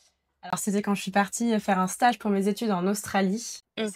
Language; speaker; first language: French; native; French